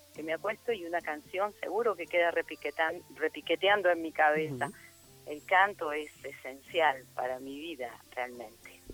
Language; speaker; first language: Spanish; native; Spanish